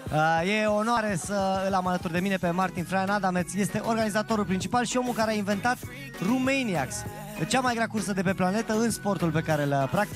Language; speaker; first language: Romanian; native; Romanian